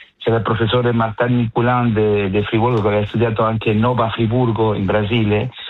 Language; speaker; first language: Italian; non-native, fluent; Spanish